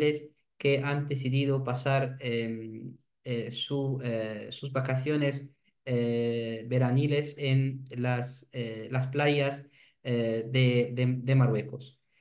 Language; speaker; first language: Spanish; non-native, fluent; Arabic